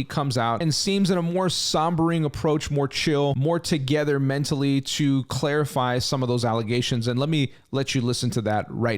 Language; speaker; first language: English; native; English